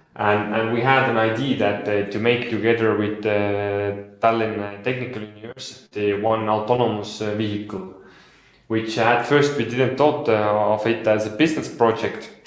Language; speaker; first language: English; non-native, fluent; Estonian